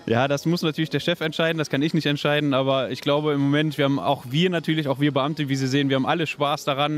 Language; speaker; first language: German; native; German